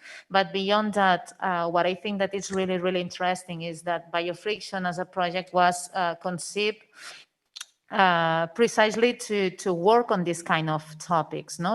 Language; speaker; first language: English; non-native, fluent; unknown